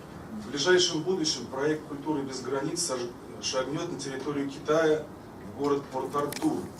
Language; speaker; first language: Russian; native; Russian